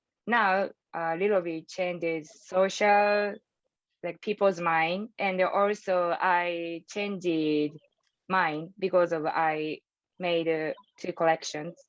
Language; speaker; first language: English; non-native, learner; Japanese